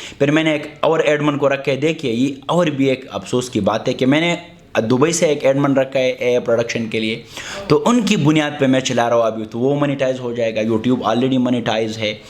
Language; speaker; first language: Urdu; non-native, local second language; Pashto